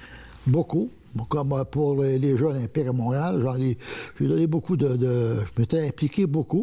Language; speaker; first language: French; native; French